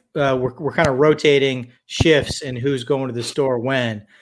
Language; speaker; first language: English; native; English